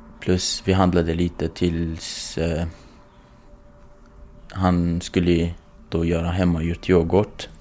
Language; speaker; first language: Swedish; non-native, fluent; Kurdish